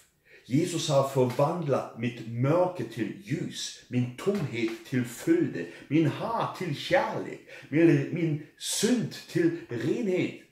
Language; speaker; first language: Swedish; non-native, fluent; German